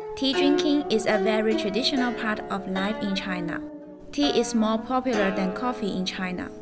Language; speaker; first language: English; non-native, learner; Chinese